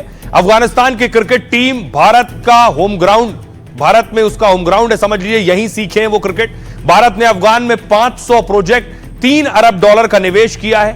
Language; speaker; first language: Hindi; native; Hindi